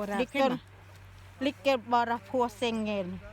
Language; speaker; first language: Swedish; non-native, learner; Thai